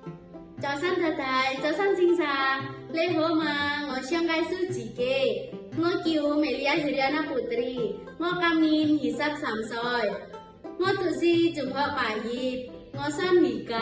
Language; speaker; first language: Cantonese; non-native, learner; Indonesian